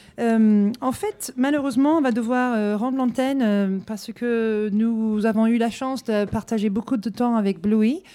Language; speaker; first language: French; non-native, fluent; English